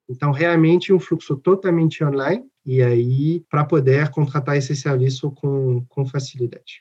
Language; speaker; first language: Portuguese; non-native, fluent; French